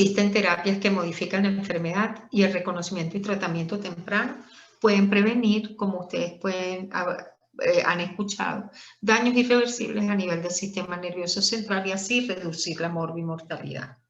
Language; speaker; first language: Spanish; native; Spanish